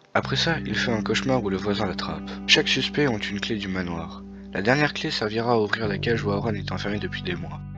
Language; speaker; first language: French; native; French